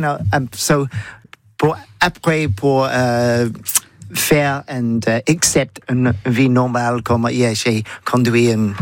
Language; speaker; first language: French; non-native, learner; English